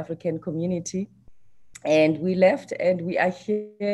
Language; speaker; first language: English; non-native, local second language; Xhosa